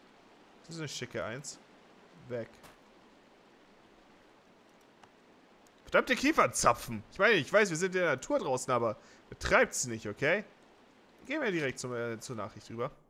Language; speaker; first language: German; native; German